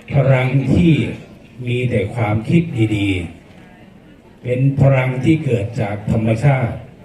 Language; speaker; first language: Thai; native; Thai